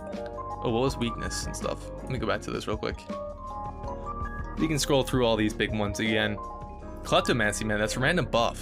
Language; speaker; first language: English; native; English